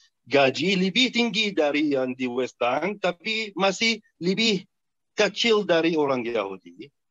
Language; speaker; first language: Indonesian; non-native, fluent; Arabic